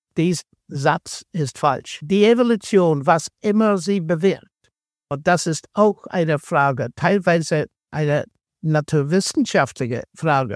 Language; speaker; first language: German; non-native, fluent; English